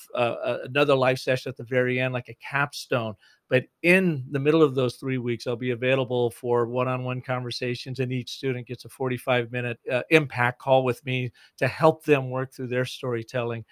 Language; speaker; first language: English; native; English